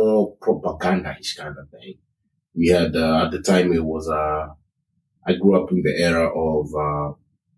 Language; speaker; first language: English; non-native, local second language; Kikuyu